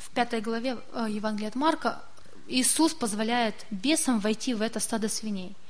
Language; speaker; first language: Russian; native; Russian